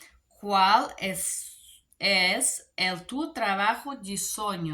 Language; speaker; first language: Spanish; non-native, learner; Bulgarian